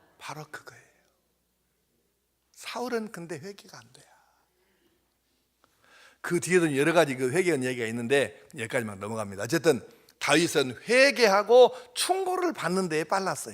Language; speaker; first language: Korean; native; Korean